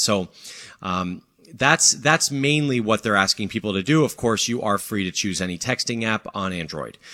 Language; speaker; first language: English; native; English